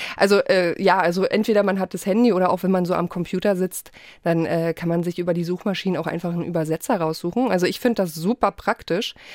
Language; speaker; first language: German; early bilingual, other home language; Polish